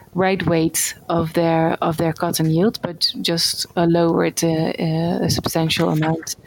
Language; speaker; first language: English; non-native, fluent; Dutch